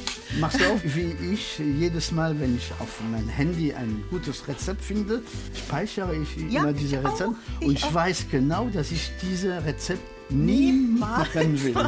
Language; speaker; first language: German; early bilingual, heritage; French